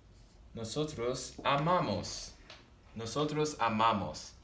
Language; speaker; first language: Spanish; non-native, fluent; English